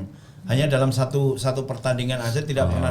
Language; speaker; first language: Indonesian; native; Indonesian